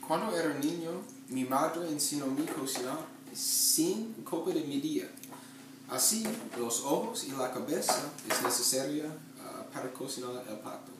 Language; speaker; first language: Spanish; non-native, learner; English